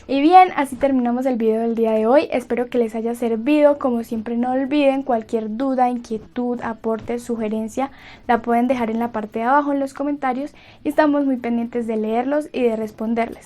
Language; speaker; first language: Spanish; native; Spanish